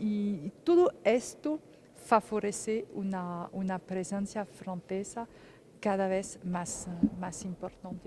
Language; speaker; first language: Spanish; non-native, fluent; French